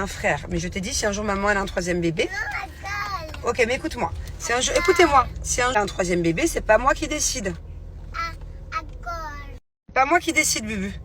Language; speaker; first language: French; native; French